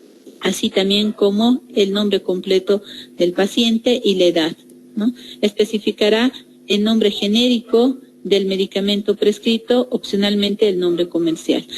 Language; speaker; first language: Spanish; native; Spanish